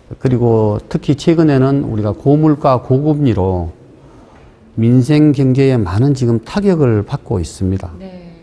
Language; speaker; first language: Korean; native; Korean